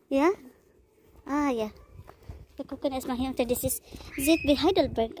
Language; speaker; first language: German; non-native, learner; Filipino